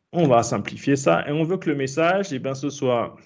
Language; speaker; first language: French; native; French